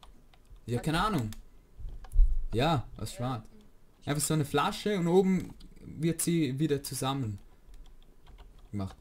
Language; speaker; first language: German; native; German